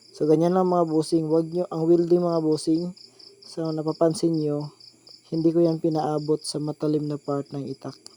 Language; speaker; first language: Filipino; non-native, local second language; Cebuano